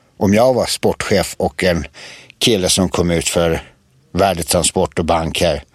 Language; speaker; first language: Swedish; early bilingual, other home language; Serbian